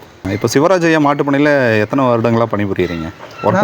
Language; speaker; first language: Tamil; native; Tamil